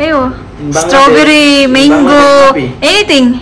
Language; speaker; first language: English; non-native, learner; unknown